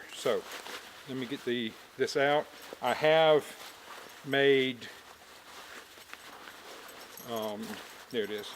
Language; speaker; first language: English; native; English